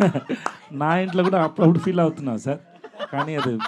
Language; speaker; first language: Telugu; non-native, learner; Tamil